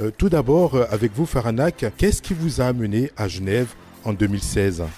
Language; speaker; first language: French; native; French